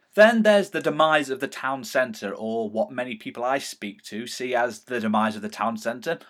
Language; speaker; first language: English; native; English